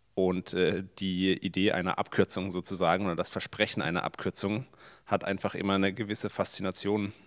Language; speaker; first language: German; native; German